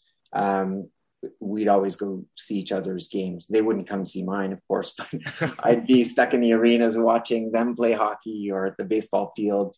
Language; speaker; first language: English; non-native, fluent; French